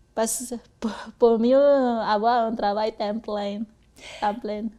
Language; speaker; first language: French; non-native, fluent; Cebuano